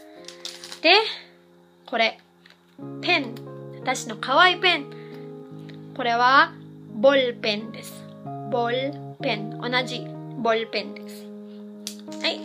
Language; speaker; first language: Japanese; non-native, fluent; Filipino